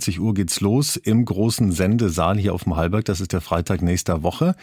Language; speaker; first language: German; native; German